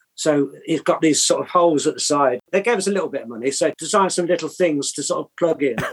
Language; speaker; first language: English; native; English